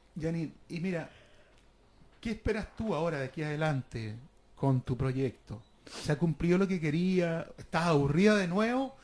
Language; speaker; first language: Spanish; native; Spanish